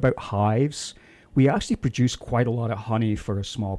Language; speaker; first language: English; native; English